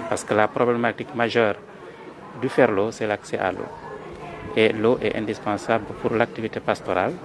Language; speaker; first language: French; non-native, local second language; Wolof